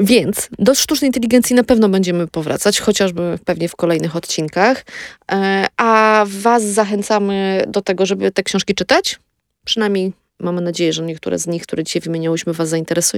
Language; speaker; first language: Polish; native; Polish